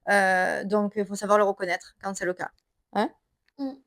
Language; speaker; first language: French; native; French